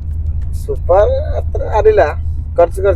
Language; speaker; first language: Malayalam; non-native, local second language; Bangla